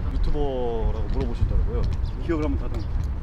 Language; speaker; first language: Korean; native; Korean